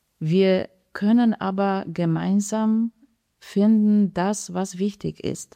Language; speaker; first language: German; non-native, fluent; Polish